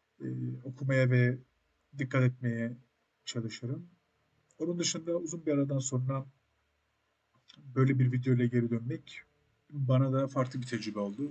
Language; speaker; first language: Turkish; native; Turkish